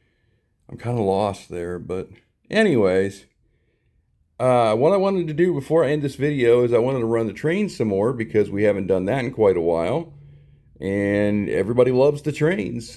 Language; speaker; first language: English; native; English